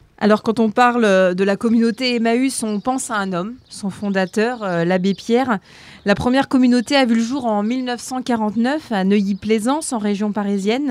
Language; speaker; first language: French; native; French